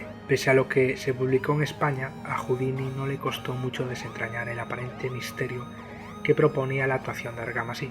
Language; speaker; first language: Spanish; native; Spanish